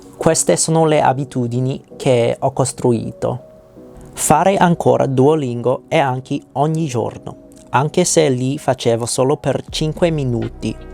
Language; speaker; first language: Italian; non-native, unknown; English